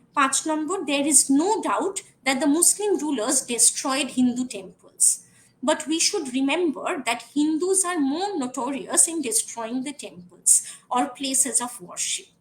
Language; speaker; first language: English; non-native, local second language; Bangla